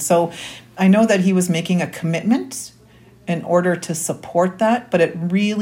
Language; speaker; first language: English; native; English